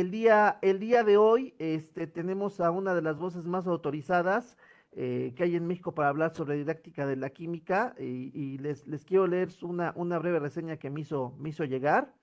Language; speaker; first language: Spanish; native; Spanish